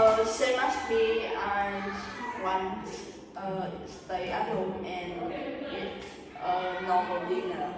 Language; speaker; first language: English; non-native, learner; Vietnamese